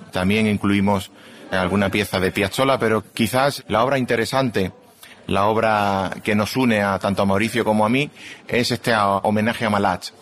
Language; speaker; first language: Spanish; native; Spanish